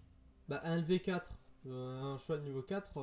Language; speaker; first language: French; native; French